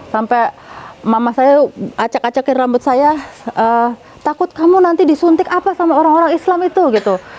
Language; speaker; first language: Indonesian; native; Indonesian